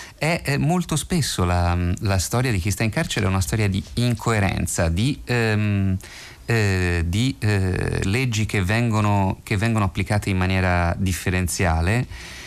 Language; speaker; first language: Italian; native; Italian